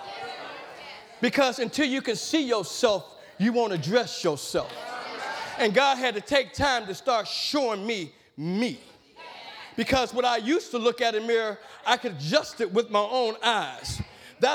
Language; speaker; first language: English; native; English